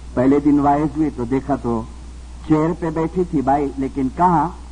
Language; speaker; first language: Hindi; non-native, local second language; Gujarati